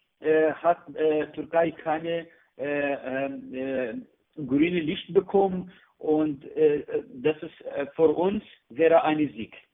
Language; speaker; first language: German; non-native, learner; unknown